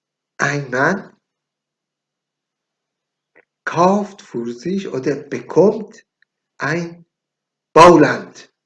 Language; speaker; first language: German; non-native, learner; Persian